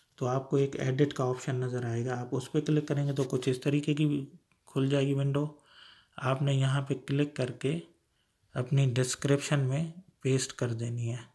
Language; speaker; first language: Urdu; non-native, local second language; Sindhi